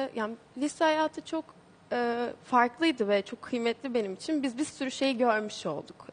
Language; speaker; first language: Turkish; native; Turkish